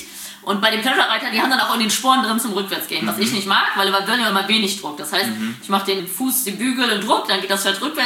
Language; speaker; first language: German; native; German